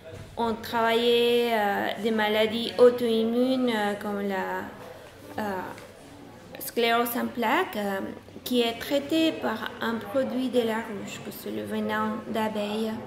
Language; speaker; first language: French; non-native, fluent; Spanish